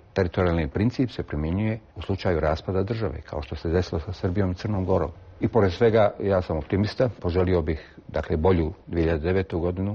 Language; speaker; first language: Bosnian; native; Bosnian